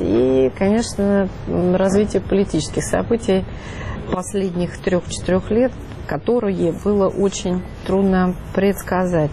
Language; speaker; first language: Russian; native; Russian